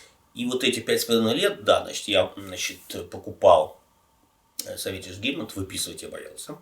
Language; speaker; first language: Russian; native; Russian